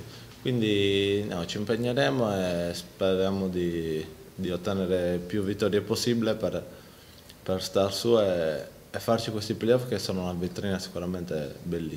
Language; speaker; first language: Italian; native; Italian